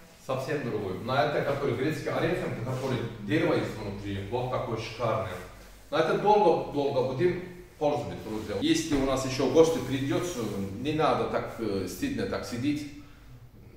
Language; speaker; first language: Russian; non-native, learner; Turkish